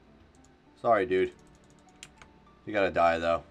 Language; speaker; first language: English; native; English